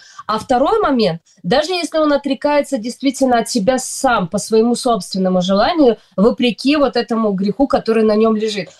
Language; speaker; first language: Russian; native; Russian